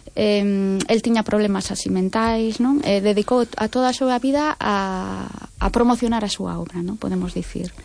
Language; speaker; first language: Galician; non-native, local second language; Spanish